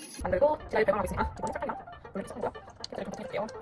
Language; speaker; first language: Korean; native; Korean